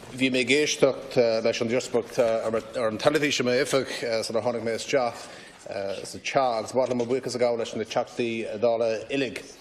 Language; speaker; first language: Irish; non-native, local second language; English